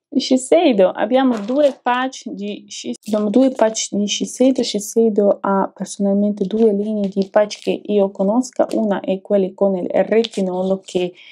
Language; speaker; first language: Italian; non-native, fluent; Ukrainian